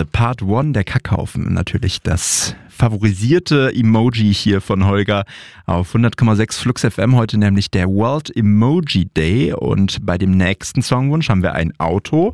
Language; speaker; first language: German; native; German